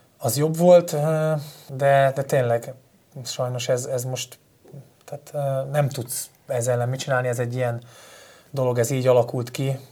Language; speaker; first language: Hungarian; native; Hungarian